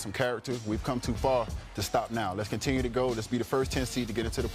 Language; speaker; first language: English; native; English